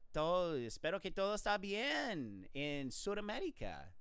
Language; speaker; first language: Spanish; non-native, learner; English